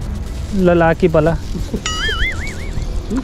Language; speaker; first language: Filipino; non-native, learner; Punjabi